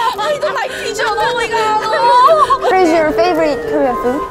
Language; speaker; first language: English; non-native, learner; Korean